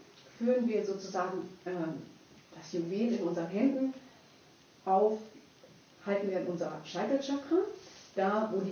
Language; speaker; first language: German; native; German